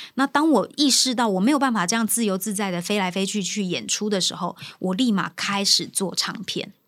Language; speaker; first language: Chinese; non-native, local second language; Min Nan Chinese